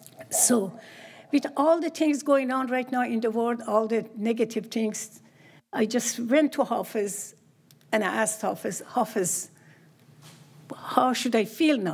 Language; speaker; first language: English; non-native, fluent; Persian